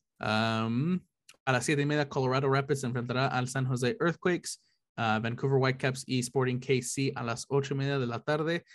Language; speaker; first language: Spanish; early bilingual, heritage; Spanish